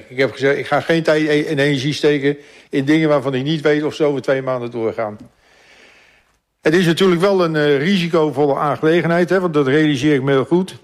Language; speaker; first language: Dutch; native; Dutch